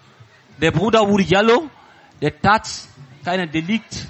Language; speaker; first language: German; non-native, learner; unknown